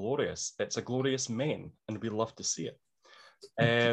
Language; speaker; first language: English; native; English